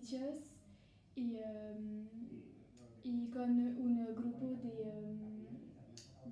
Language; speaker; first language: Spanish; non-native, learner; French